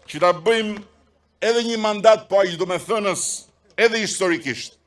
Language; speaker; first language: Albanian; native; Albanian